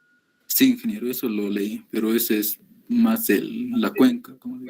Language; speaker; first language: Spanish; native; Spanish